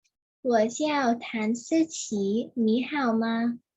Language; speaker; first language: Chinese; non-native, learner; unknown